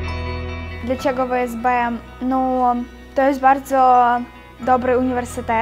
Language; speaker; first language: Polish; non-native, learner; Russian